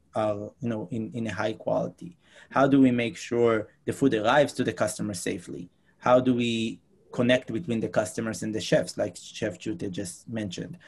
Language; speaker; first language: English; non-native, fluent; Hebrew